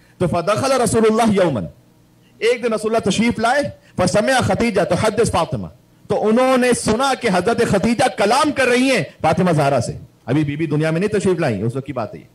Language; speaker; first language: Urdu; native; Urdu